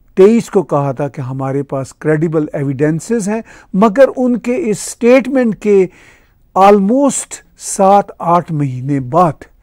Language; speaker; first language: Urdu; non-native, local second language; Punjabi